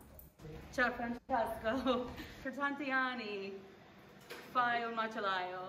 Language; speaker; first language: Italian; non-native, learner; English